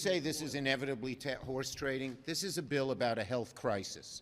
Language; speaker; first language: English; native; English